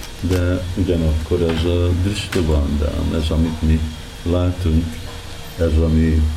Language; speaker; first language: Hungarian; early bilingual, heritage; Hungarian